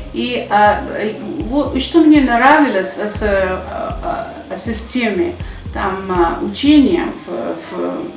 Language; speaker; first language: Russian; non-native, fluent; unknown